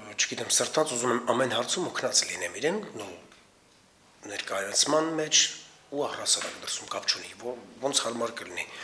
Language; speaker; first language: Armenian; non-native, local second language; Kurdish